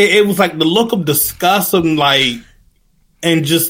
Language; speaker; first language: English; native; English